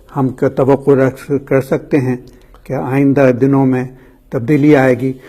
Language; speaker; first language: Urdu; native; Urdu